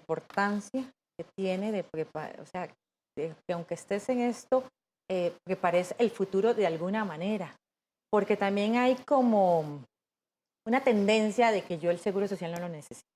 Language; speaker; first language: Spanish; native; Spanish